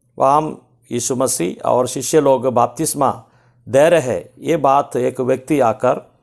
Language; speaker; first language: Hindi; non-native, local second language; Malayalam